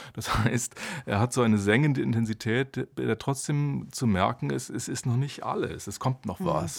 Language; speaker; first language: German; native; German